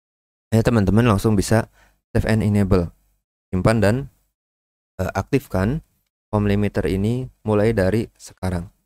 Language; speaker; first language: Indonesian; native; Indonesian